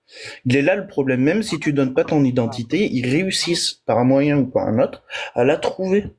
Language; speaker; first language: French; native; French